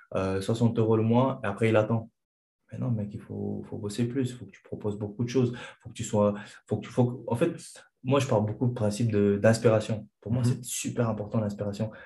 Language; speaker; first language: French; non-native, fluent; Chechen